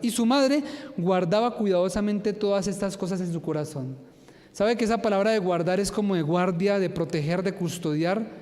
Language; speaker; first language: Spanish; native; Spanish